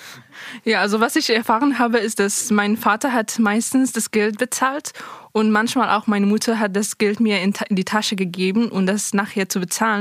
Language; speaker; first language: German; non-native, fluent; Persian